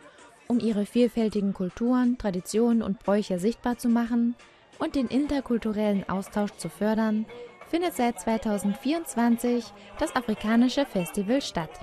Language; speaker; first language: German; native; German